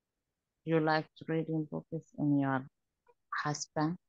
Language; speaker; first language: English; non-native, learner; Somali